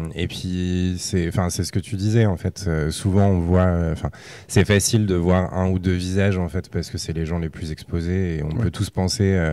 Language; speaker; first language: French; native; French